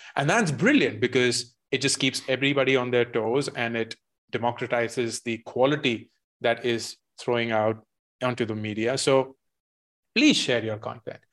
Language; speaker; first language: English; non-native, local second language; Hindi